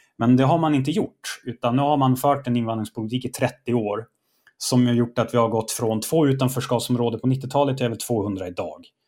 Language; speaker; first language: Swedish; native; Swedish